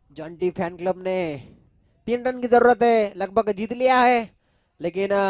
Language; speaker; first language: Hindi; non-native, local second language; Marathi